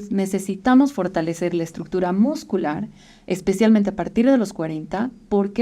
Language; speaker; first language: Spanish; native; Spanish